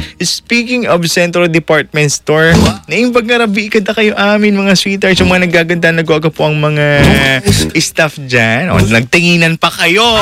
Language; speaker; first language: Filipino; non-native, local second language; Iloko